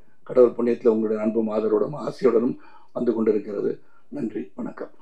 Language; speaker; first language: Tamil; native; Tamil